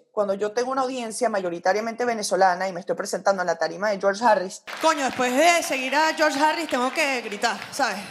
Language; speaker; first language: Spanish; early bilingual, heritage; Spanish